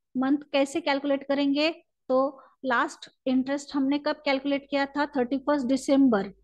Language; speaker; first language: Hindi; non-native, local second language; Marathi